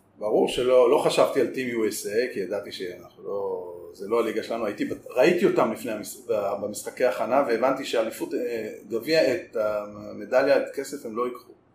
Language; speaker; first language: Hebrew; native; Hebrew